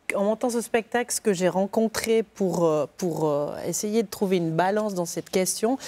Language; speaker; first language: French; native; French